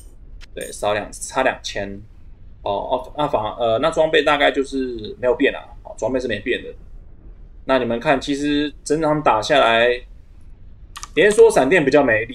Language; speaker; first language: Chinese; native; Chinese